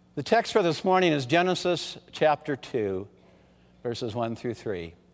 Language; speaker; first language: English; early bilingual, other home language; German